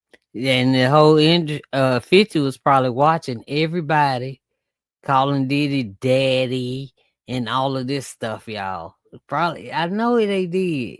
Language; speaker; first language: English; native; English